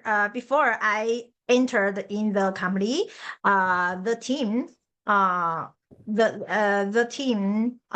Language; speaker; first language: English; non-native, learner; Chinese